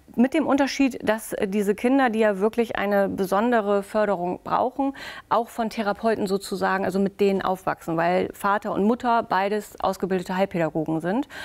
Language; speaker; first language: German; native; German